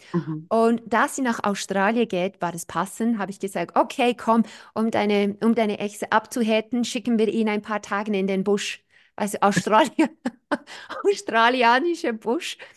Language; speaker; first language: German; non-native, fluent; English